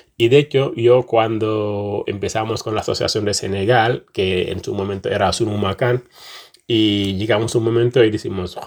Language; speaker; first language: Spanish; non-native, fluent; Wolof